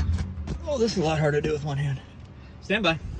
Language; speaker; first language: English; native; English